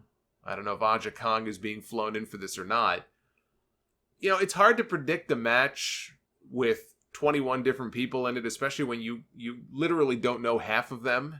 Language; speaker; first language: English; native; English